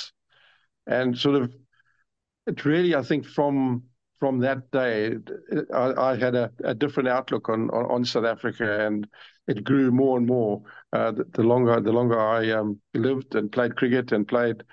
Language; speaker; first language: English; native; English